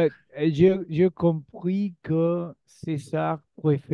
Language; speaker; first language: French; non-native, learner; Spanish